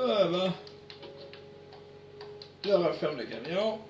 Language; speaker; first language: French; native; French